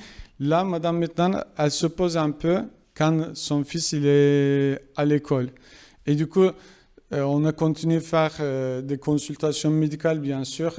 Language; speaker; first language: French; non-native, fluent; Kurdish